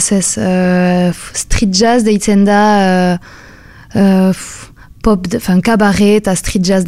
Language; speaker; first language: Basque; non-native, local second language; French